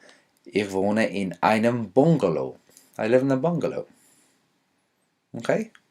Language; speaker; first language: German; non-native, fluent; English